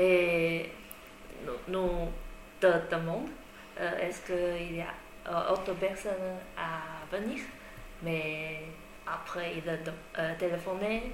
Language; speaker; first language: French; non-native, learner; Chinese